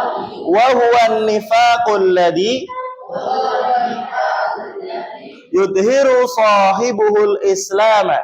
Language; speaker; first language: Arabic; non-native, learner; Indonesian